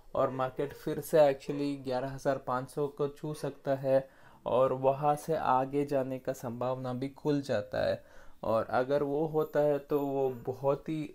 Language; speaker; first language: Hindi; non-native, local second language; Kannada